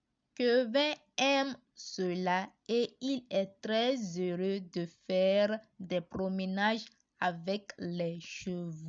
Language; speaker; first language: French; non-native, learner; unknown